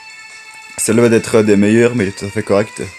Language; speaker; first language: French; native; French